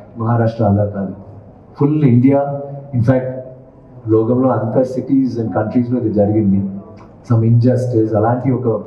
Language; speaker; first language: Telugu; non-native, learner; Tamil